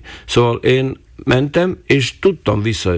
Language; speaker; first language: Hungarian; non-native, local second language; Slovak